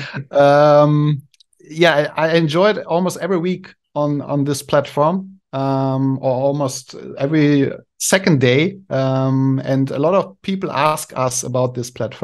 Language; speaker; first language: English; non-native, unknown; German